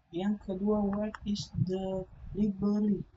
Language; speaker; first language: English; non-native, learner; Indonesian